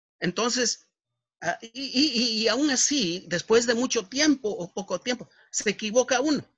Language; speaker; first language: Spanish; native; Spanish